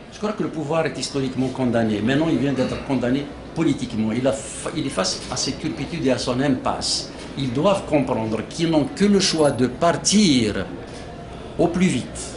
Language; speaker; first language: French; non-native, local second language; Kabyle